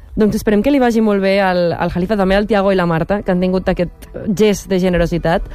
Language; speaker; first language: Catalan; native; Catalan